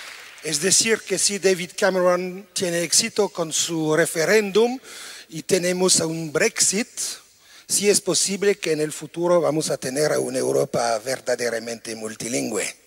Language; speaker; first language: Spanish; non-native, fluent; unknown